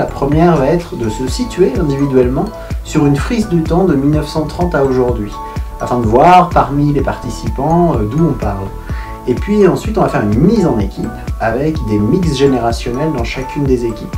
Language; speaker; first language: French; native; French